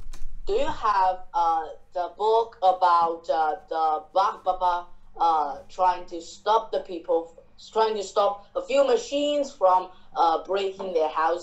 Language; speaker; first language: English; non-native, fluent; Chinese